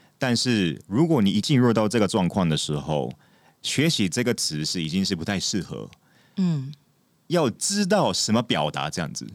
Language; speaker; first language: Chinese; non-native, fluent; Japanese